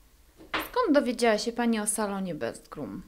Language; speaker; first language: Polish; native; Polish